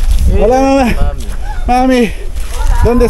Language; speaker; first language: Spanish; non-native, learner; Filipino